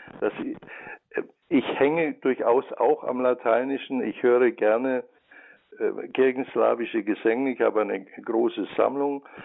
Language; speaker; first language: German; native; German